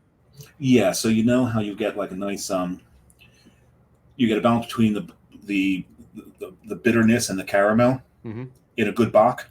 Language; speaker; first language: English; native; English